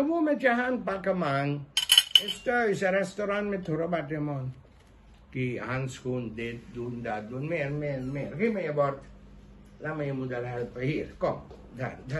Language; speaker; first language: Dutch; non-native, local second language; Caribbean Hindustani